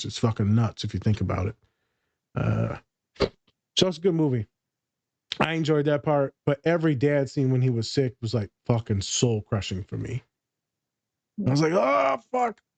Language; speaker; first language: English; native; English